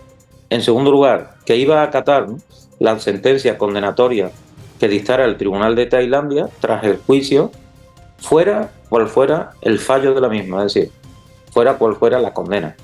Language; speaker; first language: Spanish; native; Spanish